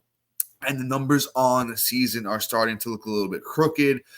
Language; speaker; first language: English; native; English